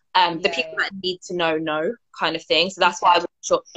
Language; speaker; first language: English; native; English